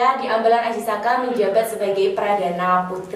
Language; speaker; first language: Indonesian; native; Indonesian